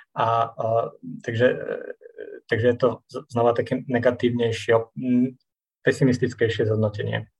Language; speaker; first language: Slovak; native; Slovak